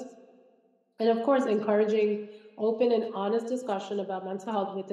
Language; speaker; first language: English; non-native, local second language; Malayalam